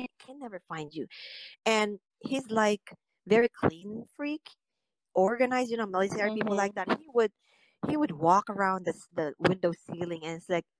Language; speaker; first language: English; non-native, local second language; Filipino